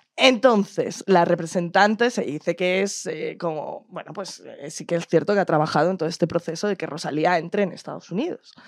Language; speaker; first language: Spanish; native; Spanish